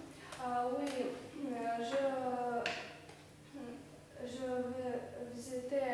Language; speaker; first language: French; non-native, learner; Russian